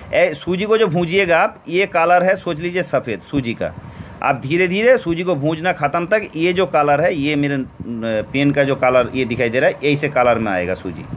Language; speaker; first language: Hindi; non-native, local second language; Bangla